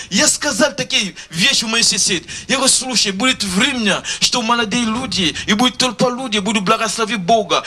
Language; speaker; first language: Russian; non-native, learner; Lingala